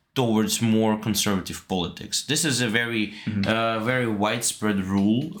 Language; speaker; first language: English; non-native, fluent; Russian